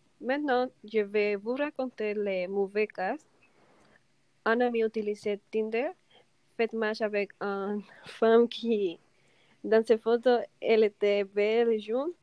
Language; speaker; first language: French; non-native, learner; Spanish